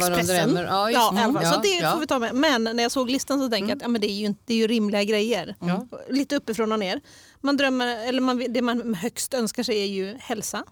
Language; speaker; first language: Swedish; native; Swedish